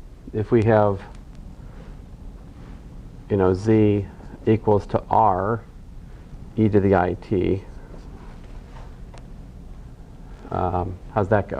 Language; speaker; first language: English; native; English